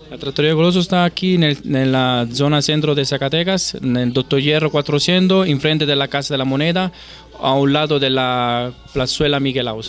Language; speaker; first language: Spanish; non-native, fluent; Italian